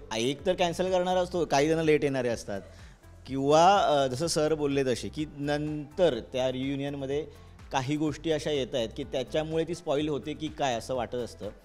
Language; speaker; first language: Marathi; native; Marathi